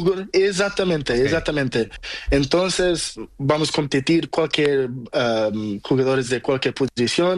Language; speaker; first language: Spanish; non-native, learner; Portuguese